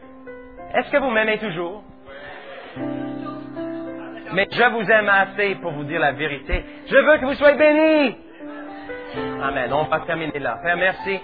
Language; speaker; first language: French; native; French